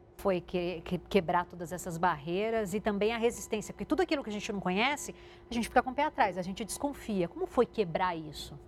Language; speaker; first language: Portuguese; native; Portuguese